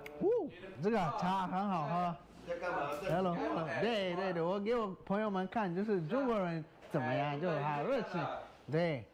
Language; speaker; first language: Chinese; non-native, fluent; English